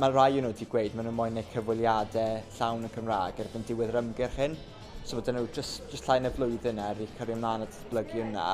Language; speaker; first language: Welsh; native; Welsh